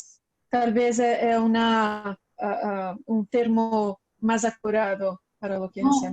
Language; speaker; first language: Spanish; non-native, learner; Portuguese